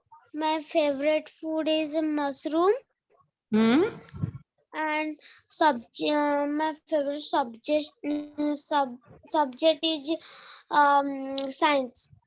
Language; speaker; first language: English; non-native, learner; Odia